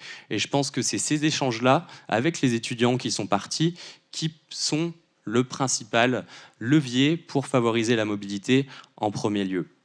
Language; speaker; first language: French; native; French